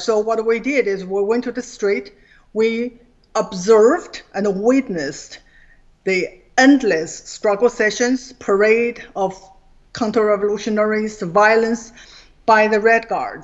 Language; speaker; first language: English; non-native, fluent; Chinese